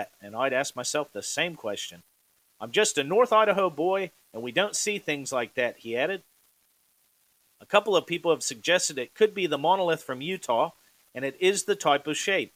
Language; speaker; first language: English; native; English